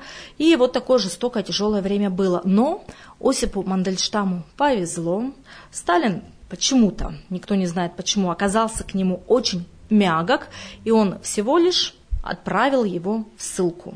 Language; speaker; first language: Russian; native; Russian